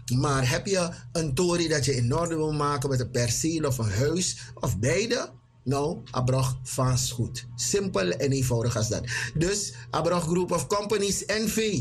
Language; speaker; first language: Dutch; native; Dutch